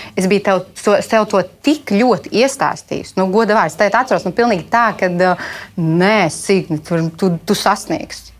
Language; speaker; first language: Latvian; native; Latvian